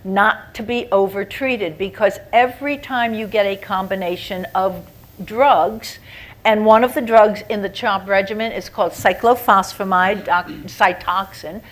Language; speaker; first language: English; native; English